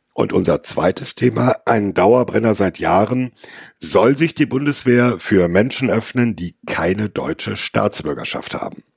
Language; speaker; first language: German; native; German